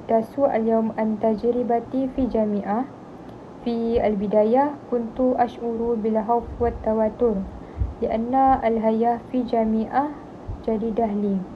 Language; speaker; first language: Arabic; non-native, learner; Malay